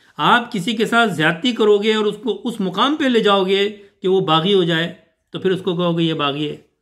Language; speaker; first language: Urdu; native; Urdu